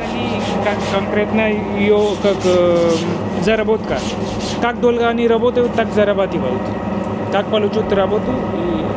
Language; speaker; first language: Russian; non-native, learner; Hindi